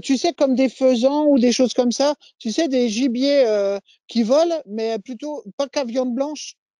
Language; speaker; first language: French; native; French